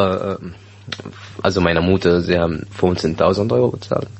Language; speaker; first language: German; non-native, learner; Arabic